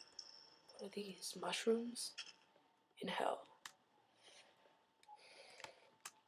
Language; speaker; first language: English; native; English